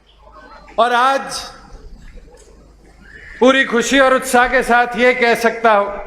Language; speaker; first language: Hindi; native; Hindi